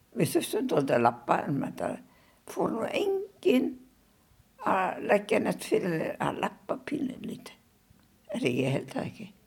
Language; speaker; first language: Icelandic; non-native, fluent; German